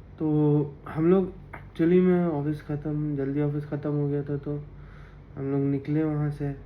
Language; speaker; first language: Hindi; non-native, local second language; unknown